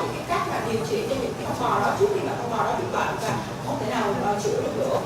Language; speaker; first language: Vietnamese; native; Vietnamese